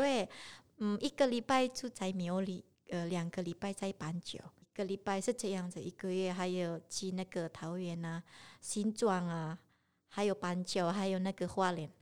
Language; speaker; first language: Chinese; non-native, learner; Indonesian